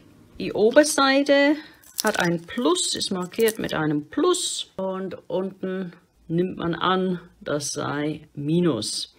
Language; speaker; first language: German; non-native, fluent; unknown